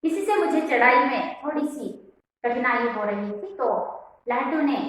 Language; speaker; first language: Hindi; non-native, local second language; Kannada